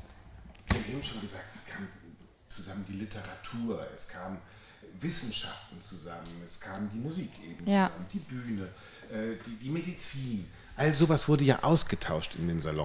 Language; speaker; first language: German; native; German